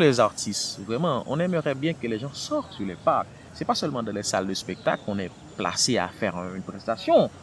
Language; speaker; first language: French; non-native, local second language; Haitian Creole